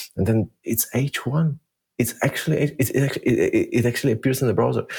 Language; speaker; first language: English; early bilingual, other home language; Russian